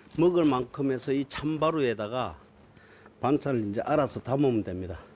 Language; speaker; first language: Korean; native; Korean